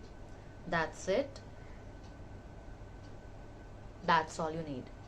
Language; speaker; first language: English; non-native, local second language; Hindi